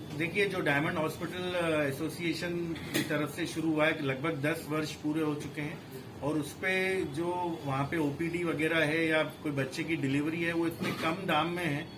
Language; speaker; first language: Hindi; non-native, local second language; Gujarati